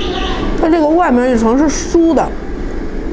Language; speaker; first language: Chinese; native; Chinese